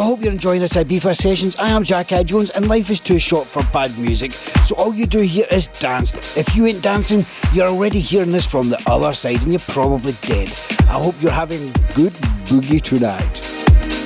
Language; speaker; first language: English; native; English